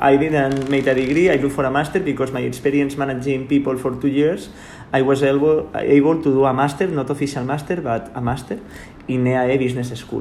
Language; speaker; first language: English; non-native, learner; Spanish